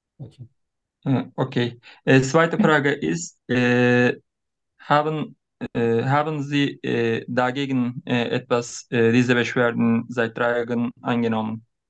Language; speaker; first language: German; non-native, learner; Turkish